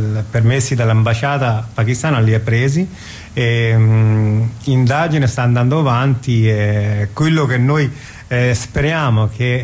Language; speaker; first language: Italian; non-native, fluent; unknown